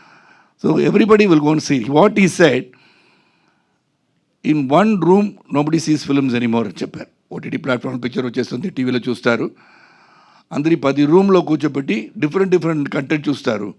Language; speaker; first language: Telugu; non-native, fluent; Tamil